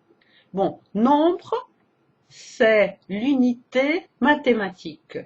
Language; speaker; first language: French; non-native, fluent; Portuguese